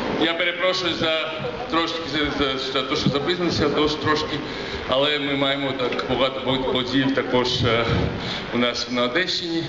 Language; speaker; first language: Ukrainian; non-native, learner; Georgian